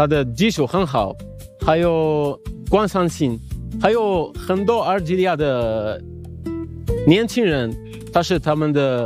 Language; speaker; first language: Chinese; non-native, fluent; Arabic